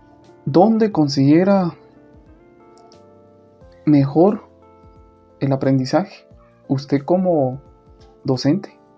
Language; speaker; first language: Spanish; non-native, local second language; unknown